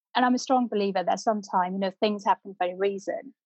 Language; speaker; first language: English; non-native, local second language; Punjabi